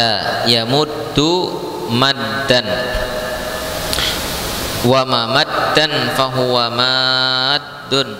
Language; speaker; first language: Arabic; non-native, fluent; Indonesian